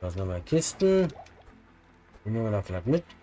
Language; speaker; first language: German; native; German